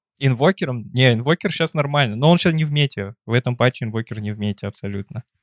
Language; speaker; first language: Russian; native; Russian